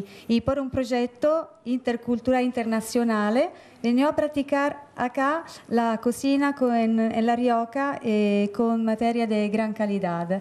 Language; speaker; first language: Spanish; non-native, fluent; Italian